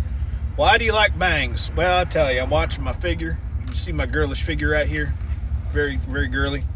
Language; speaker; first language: English; native; English